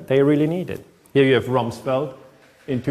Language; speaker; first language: English; non-native, fluent; German